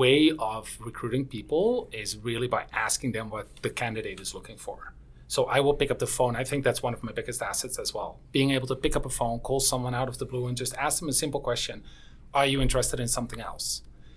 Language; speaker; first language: English; non-native, fluent; Dutch